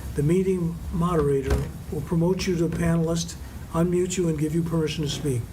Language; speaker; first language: English; native; English